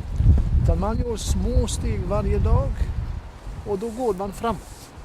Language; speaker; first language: Swedish; non-native, fluent; Bosnian